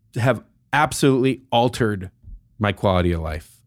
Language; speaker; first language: English; native; English